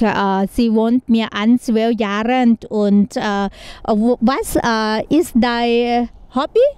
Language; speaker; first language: German; non-native, learner; Thai